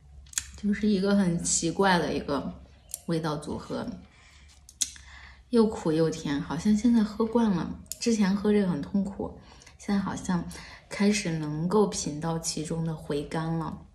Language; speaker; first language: Chinese; native; Chinese